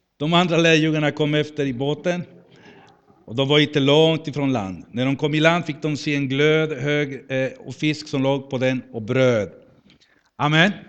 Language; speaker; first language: Swedish; non-native, fluent; Spanish